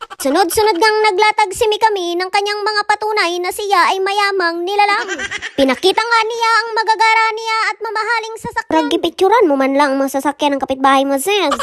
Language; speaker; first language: Filipino; non-native, local second language; Cebuano